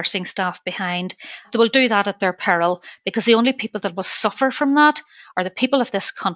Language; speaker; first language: English; native; English